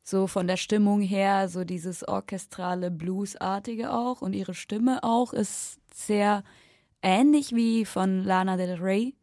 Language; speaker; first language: German; native; German